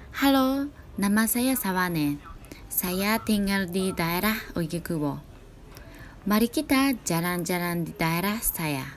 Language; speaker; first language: Indonesian; non-native, learner; Japanese